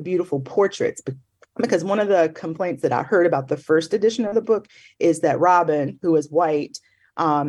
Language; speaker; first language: English; native; English